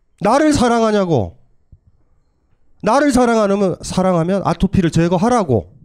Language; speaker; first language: Korean; native; Korean